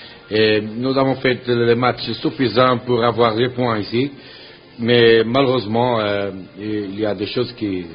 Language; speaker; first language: French; non-native, learner; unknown